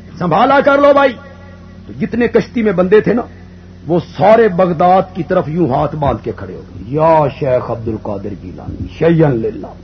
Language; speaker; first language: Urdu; non-native, local second language; Punjabi